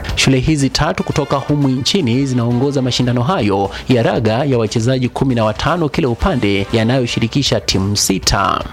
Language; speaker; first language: Swahili; non-native, local second language; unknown